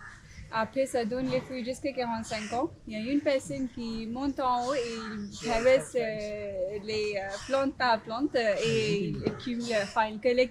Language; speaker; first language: French; non-native, fluent; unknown